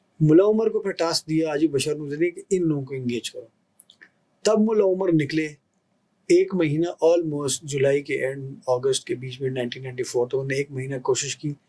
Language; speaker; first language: Urdu; non-native, local second language; Pashto